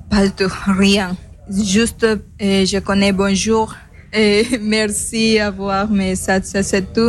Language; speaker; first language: French; non-native, learner; Spanish